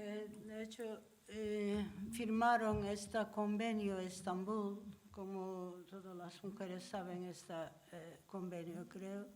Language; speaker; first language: Spanish; non-native, learner; Turkish